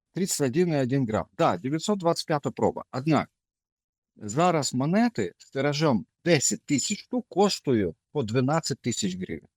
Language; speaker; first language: Ukrainian; native; Ukrainian